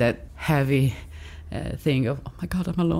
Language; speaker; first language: English; non-native, fluent; Italian